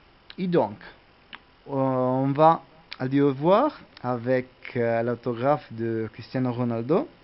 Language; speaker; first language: French; non-native, learner; Italian